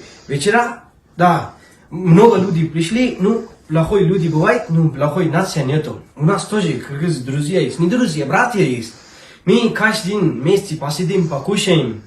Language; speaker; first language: Russian; non-native, learner; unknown